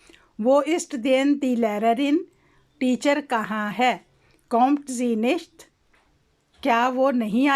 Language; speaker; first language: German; non-native, learner; Urdu